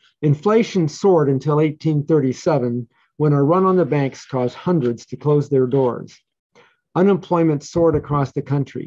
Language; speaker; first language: English; native; English